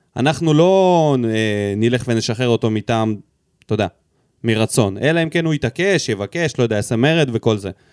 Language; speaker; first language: Hebrew; early bilingual, other home language; Russian